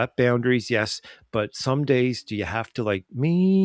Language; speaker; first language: English; native; English